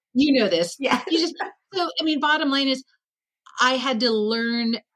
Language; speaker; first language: English; native; English